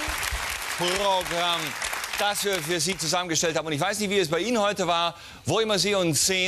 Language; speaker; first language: German; native; German